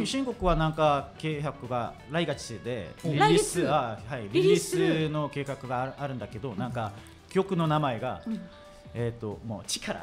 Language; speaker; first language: Japanese; non-native, learner; Korean